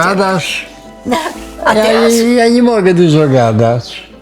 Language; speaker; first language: Polish; native; Polish